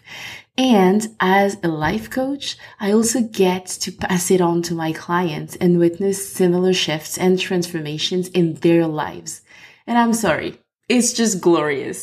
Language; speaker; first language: English; non-native, fluent; French